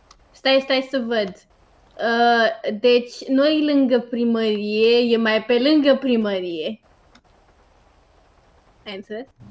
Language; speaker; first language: Romanian; native; Romanian